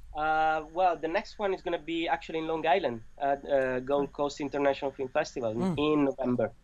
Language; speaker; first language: English; non-native, fluent; Italian